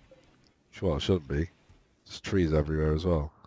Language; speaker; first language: English; native; English